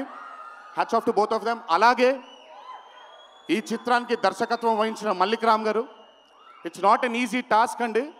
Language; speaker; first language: Telugu; native; Telugu